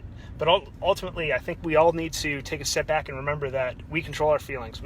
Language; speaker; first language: English; native; English